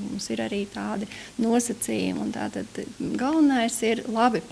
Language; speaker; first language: Latvian; native; Latvian